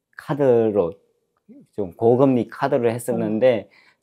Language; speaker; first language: Korean; native; Korean